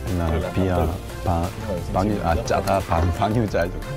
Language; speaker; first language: Vietnamese; non-native, learner; Korean